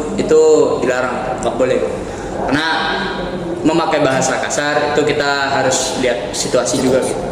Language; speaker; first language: Indonesian; non-native, local second language; Minangkabau